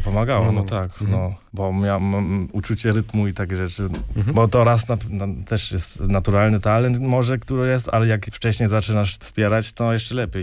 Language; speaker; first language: Polish; early bilingual, heritage; Polish